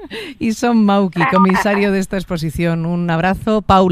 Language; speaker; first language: Spanish; native; Spanish